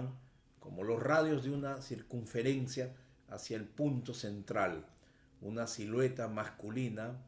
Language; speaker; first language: Spanish; native; Spanish